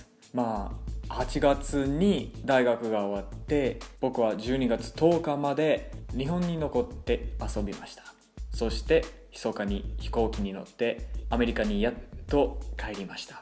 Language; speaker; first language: Japanese; non-native, fluent; English